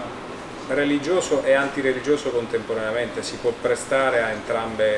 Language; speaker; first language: Italian; native; Italian